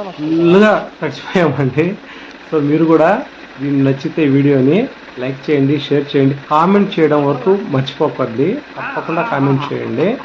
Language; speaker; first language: Telugu; native; Telugu